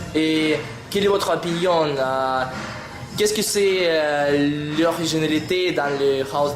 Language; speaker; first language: French; non-native, learner; Russian